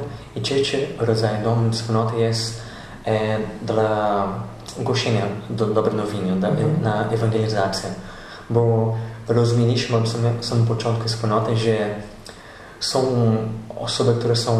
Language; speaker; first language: Polish; non-native, learner; Portuguese